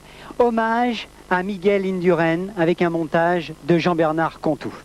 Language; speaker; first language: French; native; French